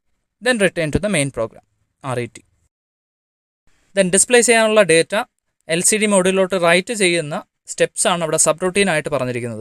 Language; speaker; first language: Malayalam; native; Malayalam